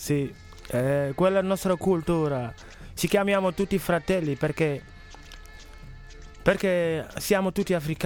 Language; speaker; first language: Italian; non-native, learner; Wolof